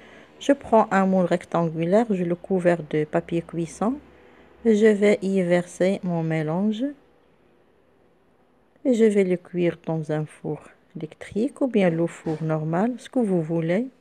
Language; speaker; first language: French; non-native, local second language; Arabic